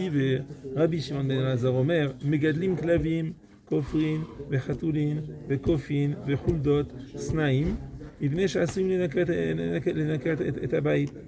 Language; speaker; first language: Hebrew; non-native, fluent; French